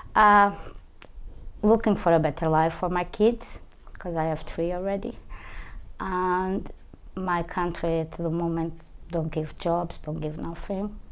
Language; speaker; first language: English; non-native, learner; Portuguese